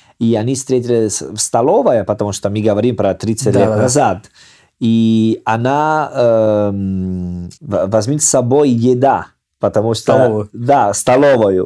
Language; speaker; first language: Russian; non-native, learner; Italian